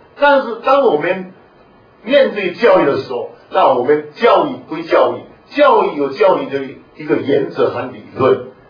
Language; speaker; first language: Chinese; non-native, local second language; Hakka Chinese